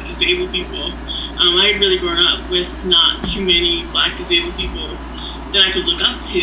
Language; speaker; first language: English; native; English